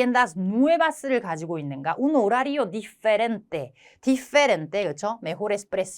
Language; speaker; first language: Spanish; non-native, fluent; Korean